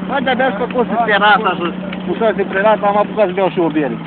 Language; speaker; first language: Romanian; native; Romanian